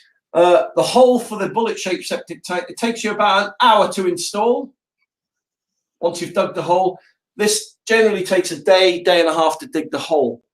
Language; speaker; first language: English; native; English